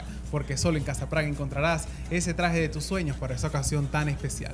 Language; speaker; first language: Spanish; native; Spanish